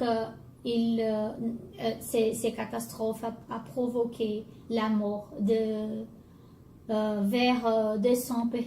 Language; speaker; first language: French; non-native, learner; Portuguese